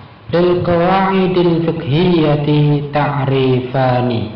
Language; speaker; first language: Arabic; non-native, fluent; Indonesian